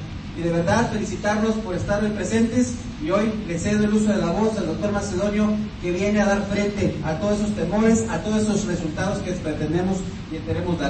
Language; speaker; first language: Spanish; native; Spanish